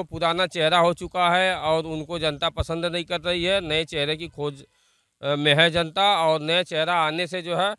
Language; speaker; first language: Hindi; native; Hindi